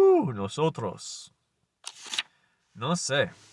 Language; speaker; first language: Spanish; non-native, learner; English